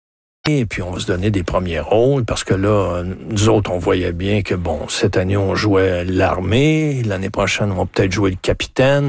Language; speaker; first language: French; native; French